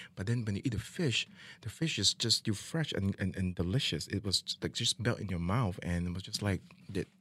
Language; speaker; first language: English; non-native, local second language; Min Nan Chinese